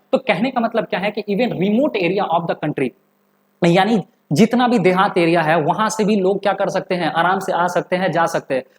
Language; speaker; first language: Hindi; native; Hindi